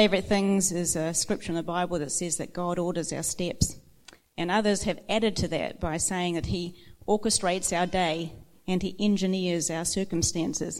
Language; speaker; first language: English; native; English